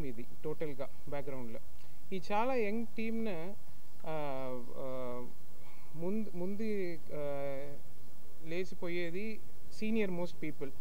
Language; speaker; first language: Telugu; non-native, learner; Tamil